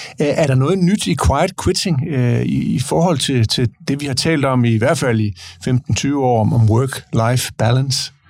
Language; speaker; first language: Danish; native; Danish